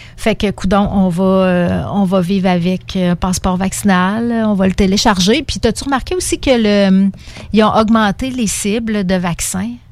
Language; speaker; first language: French; native; French